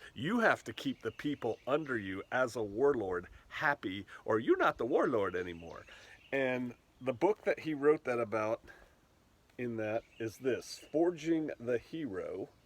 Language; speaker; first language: English; native; English